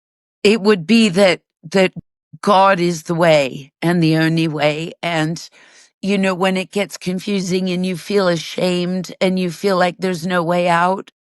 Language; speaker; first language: English; native; English